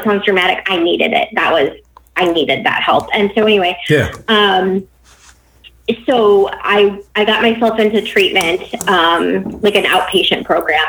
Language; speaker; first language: English; native; English